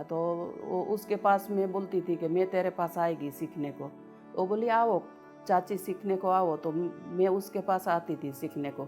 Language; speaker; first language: Hindi; non-native, local second language; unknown